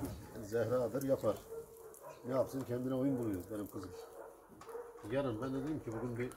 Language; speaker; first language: Turkish; native; Turkish